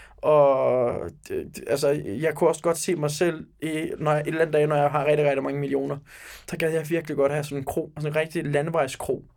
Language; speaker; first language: Danish; early bilingual, other home language; Turkish